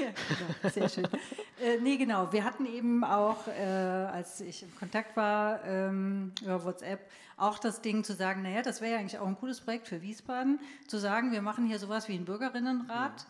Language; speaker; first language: German; native; German